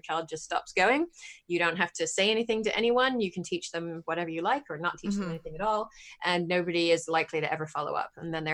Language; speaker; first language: English; native; English